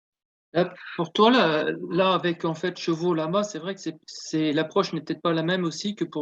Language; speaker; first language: French; native; French